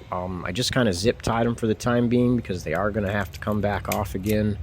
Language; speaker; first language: English; native; English